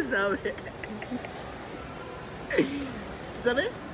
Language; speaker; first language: Spanish; non-native, learner; Japanese